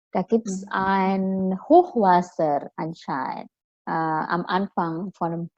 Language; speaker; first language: German; non-native, fluent; Indonesian